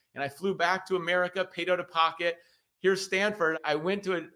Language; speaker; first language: English; native; English